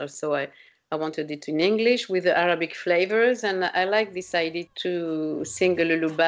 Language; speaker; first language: English; non-native, fluent; French